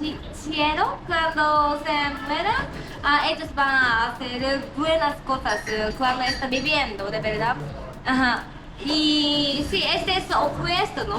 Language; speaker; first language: Spanish; non-native, learner; Japanese